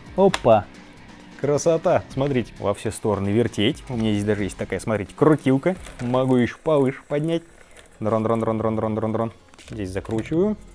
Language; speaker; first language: Russian; native; Russian